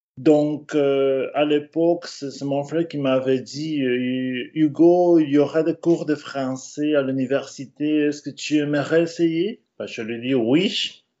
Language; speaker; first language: French; non-native, fluent; Spanish